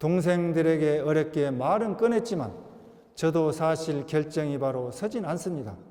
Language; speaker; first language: Korean; native; Korean